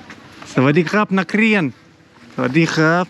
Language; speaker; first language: Thai; non-native, learner; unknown